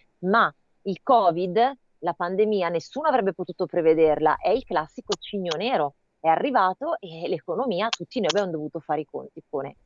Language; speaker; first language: Italian; native; Italian